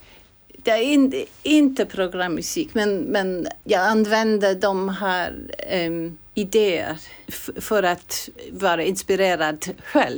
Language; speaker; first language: Swedish; non-native, fluent; English